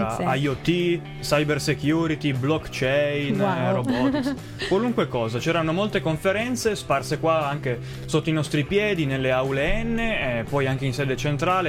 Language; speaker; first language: Italian; native; Italian